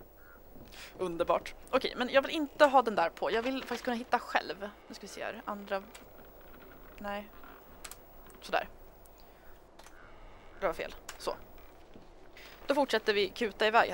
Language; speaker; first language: Swedish; native; Swedish